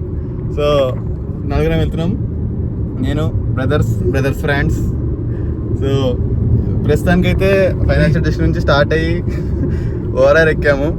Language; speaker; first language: Telugu; native; Telugu